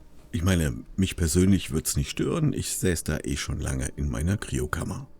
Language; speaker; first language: German; native; German